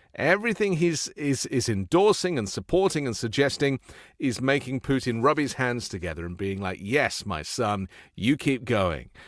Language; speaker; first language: English; native; English